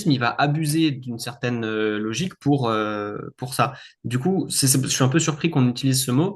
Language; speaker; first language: French; native; French